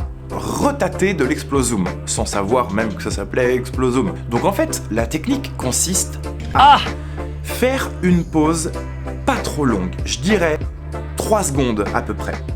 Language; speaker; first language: French; native; French